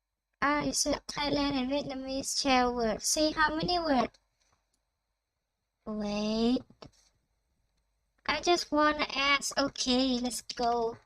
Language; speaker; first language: English; non-native, fluent; Thai